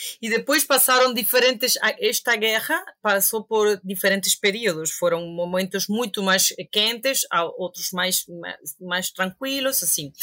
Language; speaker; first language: Portuguese; non-native, fluent; Spanish